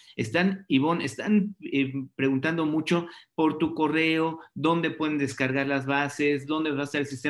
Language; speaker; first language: Spanish; native; Spanish